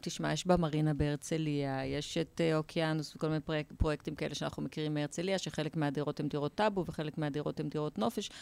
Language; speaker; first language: Hebrew; native; Hebrew